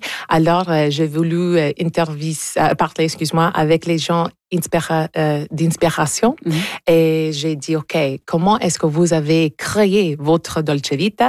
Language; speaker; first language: French; non-native, local second language; English